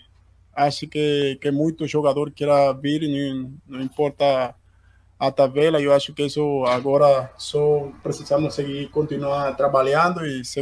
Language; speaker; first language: Portuguese; non-native, fluent; Spanish